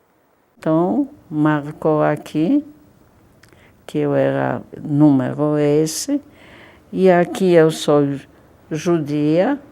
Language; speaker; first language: Portuguese; non-native, fluent; Polish